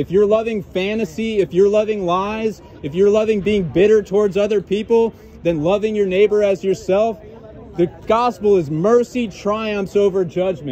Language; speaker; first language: English; native; English